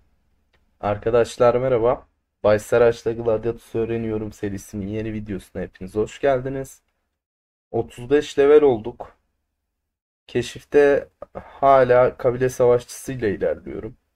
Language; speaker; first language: Turkish; native; Turkish